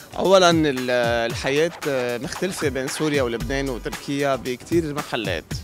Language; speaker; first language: Arabic; native; Arabic